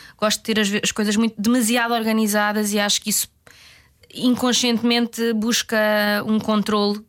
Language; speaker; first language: Portuguese; native; Portuguese